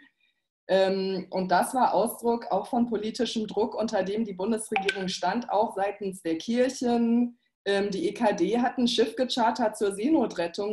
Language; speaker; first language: German; native; German